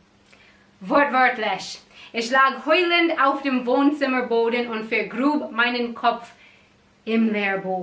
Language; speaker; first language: German; non-native, fluent; English